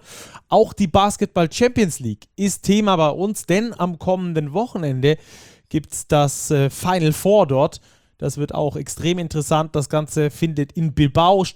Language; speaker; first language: German; native; German